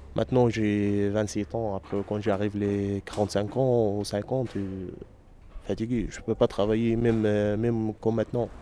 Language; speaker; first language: French; non-native, learner; Arabic